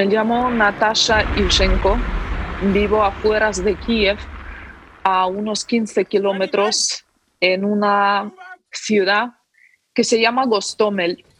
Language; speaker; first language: Spanish; non-native, fluent; Ukrainian